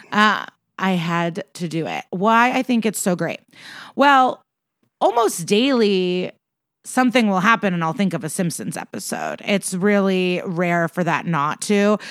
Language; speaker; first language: English; early bilingual, other home language; Russian